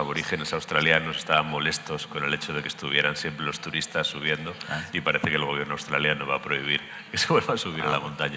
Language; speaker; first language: Spanish; native; Spanish